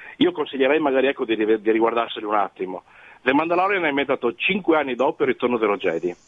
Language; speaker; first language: Italian; native; Italian